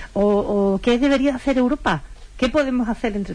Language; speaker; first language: Spanish; native; Spanish